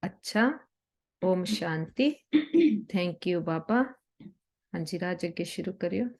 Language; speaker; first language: Hindi; non-native, local second language; Punjabi